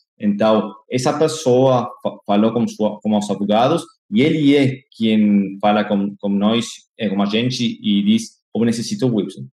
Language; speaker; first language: Portuguese; non-native, fluent; Spanish